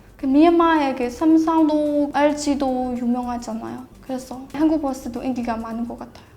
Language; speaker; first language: Korean; non-native, learner; Burmese